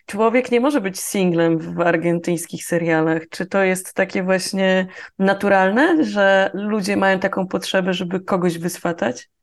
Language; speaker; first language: Polish; native; Polish